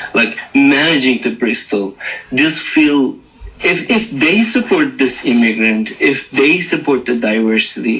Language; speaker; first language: English; non-native, learner; Turkish